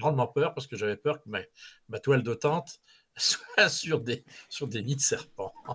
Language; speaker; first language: French; native; French